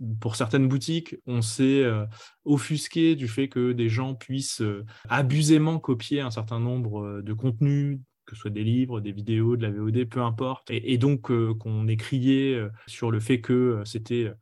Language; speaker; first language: French; native; French